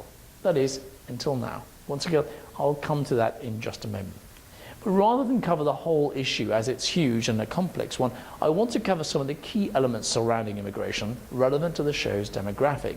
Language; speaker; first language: English; native; English